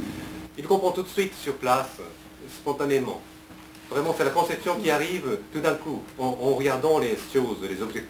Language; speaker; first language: French; non-native, fluent; Japanese